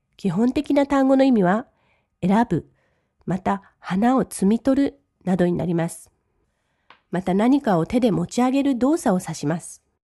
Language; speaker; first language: Japanese; native; Japanese